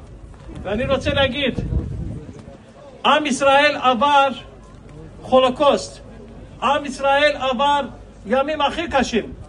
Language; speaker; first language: Hebrew; non-native, fluent; Azerbaijani